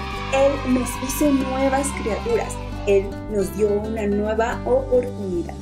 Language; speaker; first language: Spanish; native; Spanish